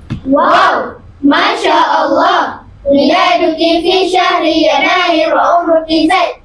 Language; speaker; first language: Arabic; non-native, learner; Malay